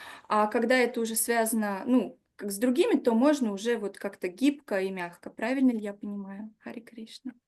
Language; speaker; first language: Russian; native; Russian